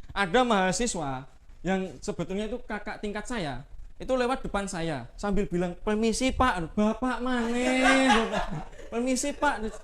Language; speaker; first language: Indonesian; native; Indonesian